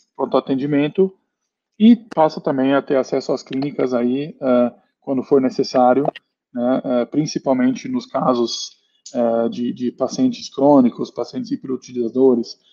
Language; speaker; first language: Portuguese; non-native, fluent; German